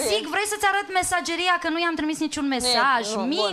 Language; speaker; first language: Romanian; native; Romanian